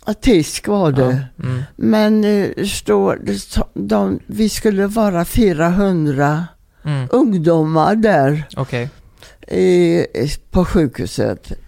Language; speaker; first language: Swedish; non-native, fluent; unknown